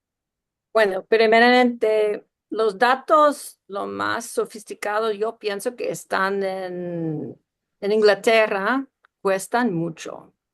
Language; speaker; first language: Spanish; non-native, fluent; English